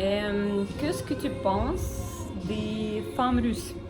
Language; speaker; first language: French; non-native, learner; Russian